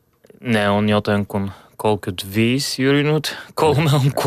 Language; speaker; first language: Finnish; non-native, learner; Bulgarian